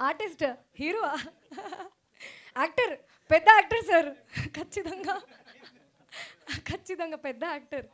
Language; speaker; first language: Telugu; non-native, fluent; Hindi